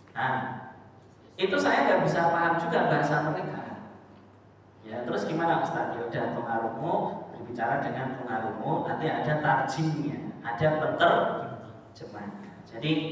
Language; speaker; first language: Indonesian; non-native, local second language; Javanese